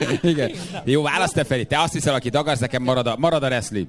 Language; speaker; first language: Hungarian; native; Hungarian